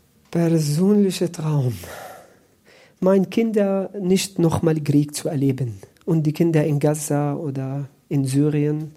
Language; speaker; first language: German; non-native, learner; Arabic